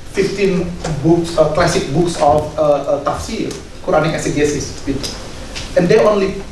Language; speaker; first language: English; non-native, fluent; Indonesian